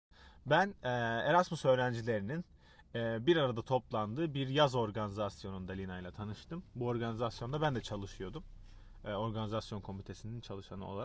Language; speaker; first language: Turkish; native; Turkish